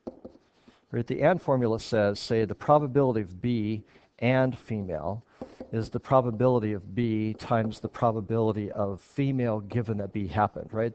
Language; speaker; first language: English; native; English